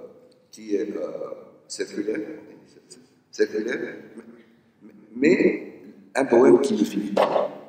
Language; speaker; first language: French; non-native, local second language; Arabic